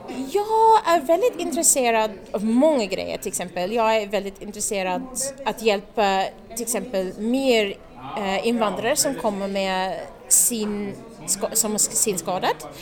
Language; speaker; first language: Swedish; non-native, fluent; English